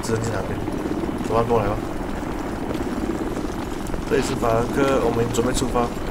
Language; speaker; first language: Chinese; native; Chinese